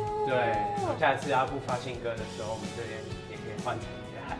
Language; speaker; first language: Chinese; native; Chinese